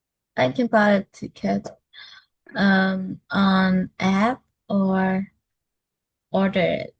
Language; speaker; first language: English; non-native, learner; Vietnamese